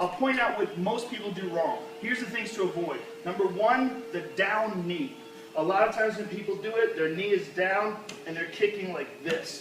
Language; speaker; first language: English; native; English